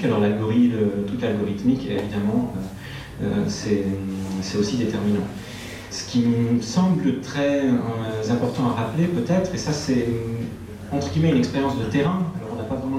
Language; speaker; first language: French; native; French